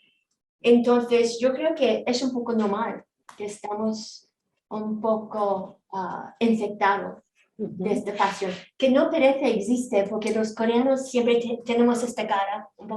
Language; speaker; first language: Spanish; non-native, fluent; Korean